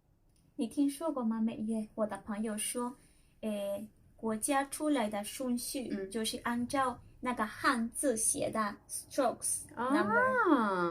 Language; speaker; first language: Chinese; non-native, learner; Spanish